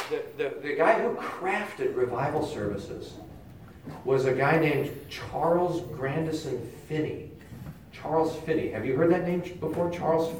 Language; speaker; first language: English; native; English